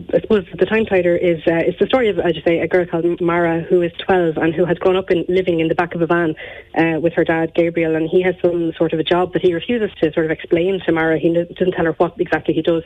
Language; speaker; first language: English; native; English